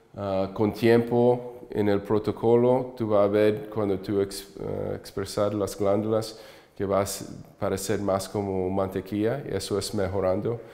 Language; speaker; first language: Spanish; early bilingual, heritage; English